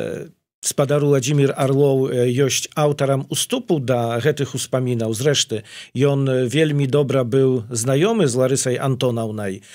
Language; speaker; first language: Polish; non-native, learner; Belarusian